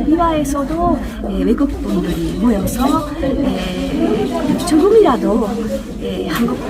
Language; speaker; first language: Korean; non-native, learner; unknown